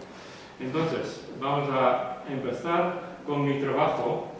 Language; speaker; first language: Spanish; non-native, learner; Western Frisian